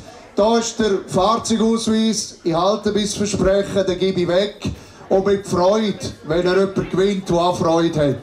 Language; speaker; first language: German; native; German